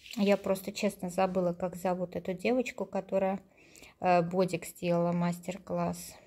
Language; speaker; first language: Russian; non-native, local second language; Armenian